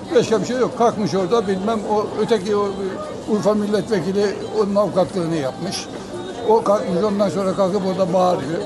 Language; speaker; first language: Turkish; native; Turkish